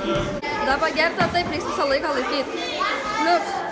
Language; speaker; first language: Lithuanian; native; Lithuanian